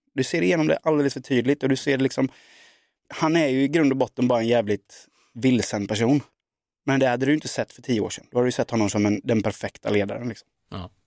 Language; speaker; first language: Swedish; native; Swedish